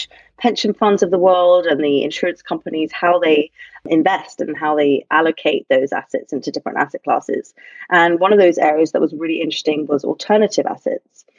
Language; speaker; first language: English; native; English